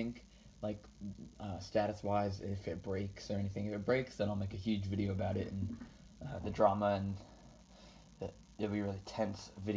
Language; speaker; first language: English; native; English